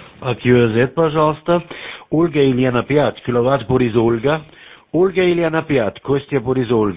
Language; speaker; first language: Russian; non-native, learner; German